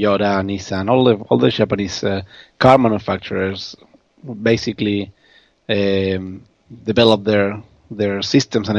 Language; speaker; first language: English; non-native, fluent; Spanish